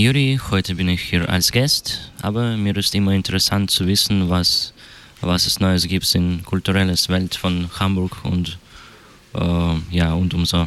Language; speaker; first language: German; non-native, learner; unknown